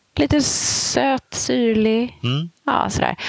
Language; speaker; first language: Swedish; native; Swedish